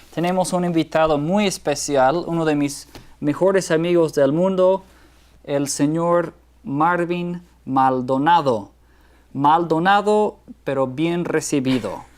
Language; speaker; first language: Spanish; non-native, fluent; English